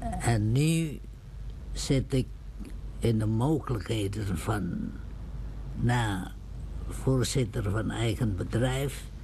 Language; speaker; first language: Dutch; non-native, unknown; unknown